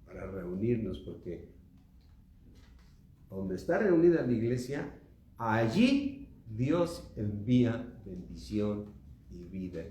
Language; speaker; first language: Spanish; native; Spanish